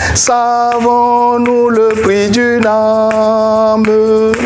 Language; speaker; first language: French; non-native, local second language; Ewe